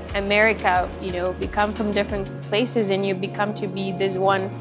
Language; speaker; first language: English; non-native, fluent; Spanish